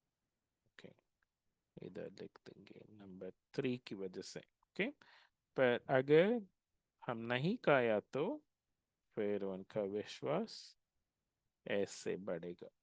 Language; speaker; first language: Hindi; non-native, local second language; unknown